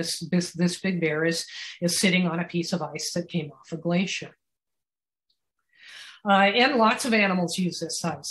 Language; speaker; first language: English; native; English